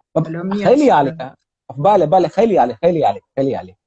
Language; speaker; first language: Persian; non-native, learner; Hindi